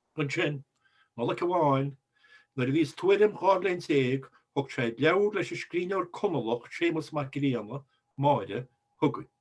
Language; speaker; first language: Irish; native; Irish